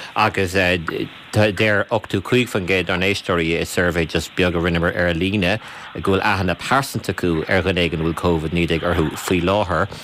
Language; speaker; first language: Irish; native; Irish